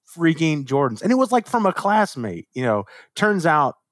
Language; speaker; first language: English; native; English